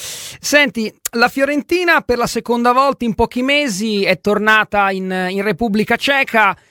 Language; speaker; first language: Italian; native; Italian